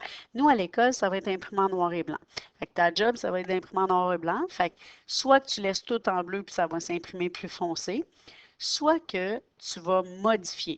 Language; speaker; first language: French; native; French